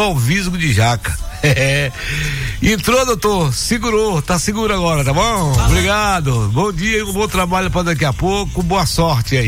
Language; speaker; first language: Portuguese; native; Portuguese